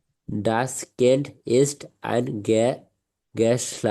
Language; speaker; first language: German; non-native, learner; Bangla